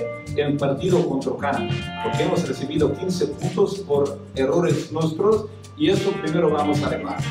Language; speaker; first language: Spanish; non-native, fluent; Croatian